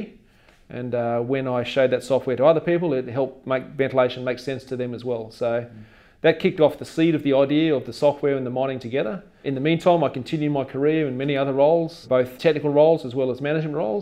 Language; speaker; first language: English; native; English